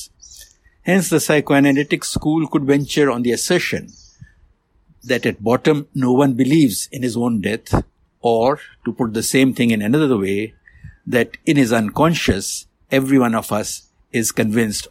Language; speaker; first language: English; non-native, local second language; Hindi